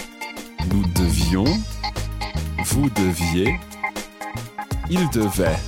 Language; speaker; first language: French; non-native, fluent; English